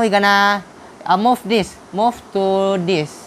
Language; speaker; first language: English; non-native, learner; Indonesian